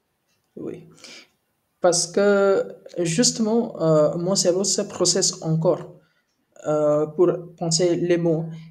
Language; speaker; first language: French; non-native, learner; Hindi